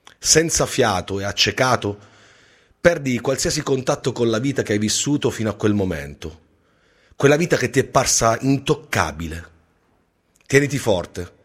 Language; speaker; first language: Italian; native; Italian